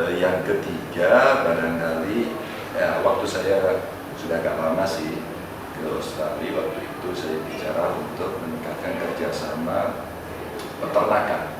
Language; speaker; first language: Indonesian; native; Indonesian